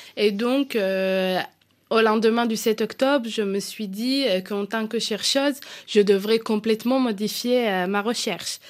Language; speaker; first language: French; non-native, fluent; Hebrew